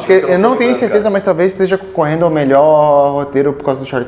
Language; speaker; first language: Portuguese; native; Portuguese